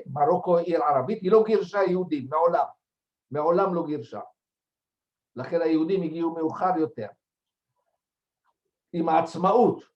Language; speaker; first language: Hebrew; non-native, fluent; French